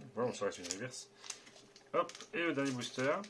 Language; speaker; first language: French; native; French